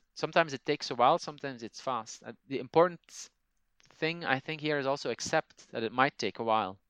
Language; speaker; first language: English; non-native, fluent; Dutch